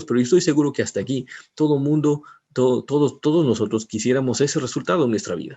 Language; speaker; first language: Spanish; native; Spanish